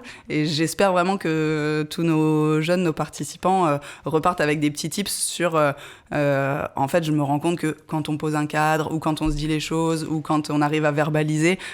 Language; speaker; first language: French; native; French